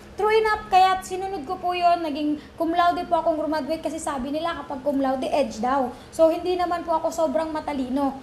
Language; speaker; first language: Filipino; non-native, local second language; Cebuano